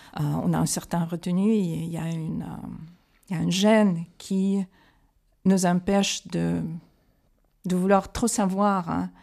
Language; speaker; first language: French; non-native, fluent; Russian